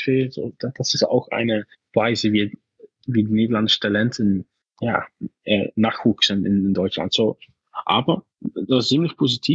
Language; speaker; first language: German; non-native, fluent; Dutch